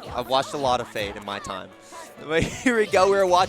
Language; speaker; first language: English; native; English